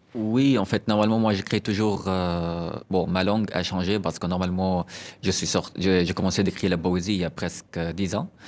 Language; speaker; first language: French; non-native, fluent; Arabic